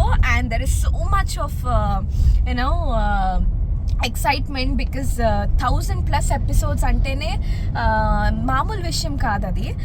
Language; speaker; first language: Telugu; native; Telugu